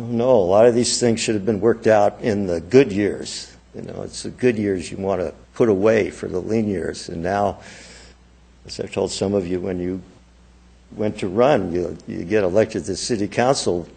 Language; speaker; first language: English; native; English